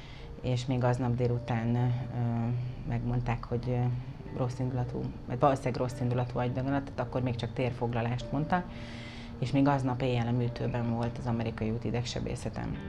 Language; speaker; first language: Hungarian; native; Hungarian